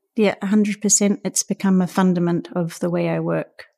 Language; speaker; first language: English; native; English